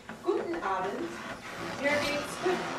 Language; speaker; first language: German; non-native, learner; English